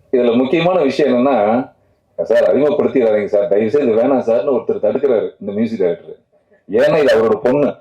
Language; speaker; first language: Tamil; native; Tamil